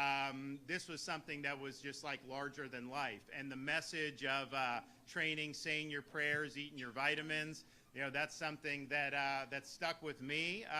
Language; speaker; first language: English; native; English